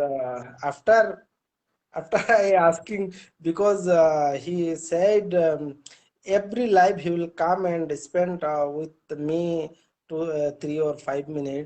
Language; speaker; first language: English; non-native, learner; Bangla